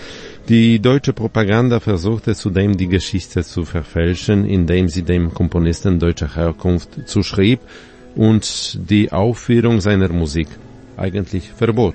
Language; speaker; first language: German; non-native, fluent; Polish